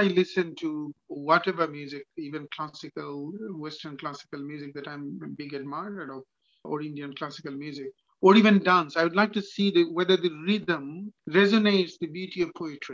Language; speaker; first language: English; non-native, local second language; Bangla